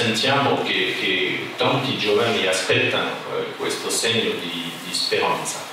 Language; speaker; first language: Italian; non-native, fluent; French